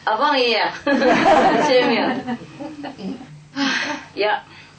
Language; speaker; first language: French; non-native, fluent; Vietnamese